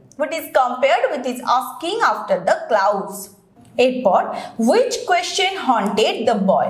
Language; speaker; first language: English; non-native, local second language; Bangla